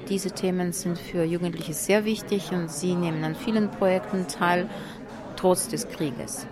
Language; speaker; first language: German; non-native, fluent; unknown